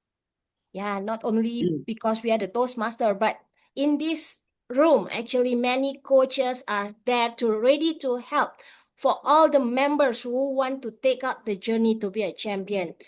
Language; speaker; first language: English; non-native, fluent; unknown